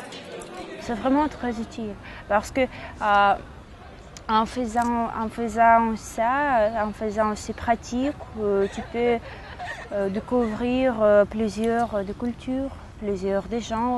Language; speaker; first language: French; non-native, learner; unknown